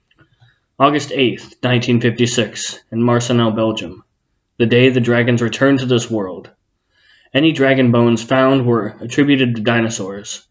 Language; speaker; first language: English; native; English